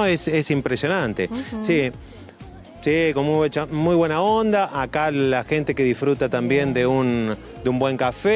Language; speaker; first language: Spanish; native; Spanish